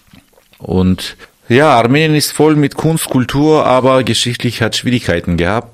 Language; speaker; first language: German; non-native, fluent; Armenian